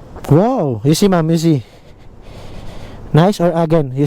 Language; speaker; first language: English; non-native, learner; Filipino